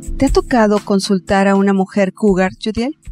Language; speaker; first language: Spanish; native; Spanish